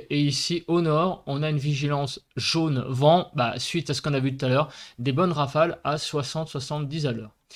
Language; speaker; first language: French; native; French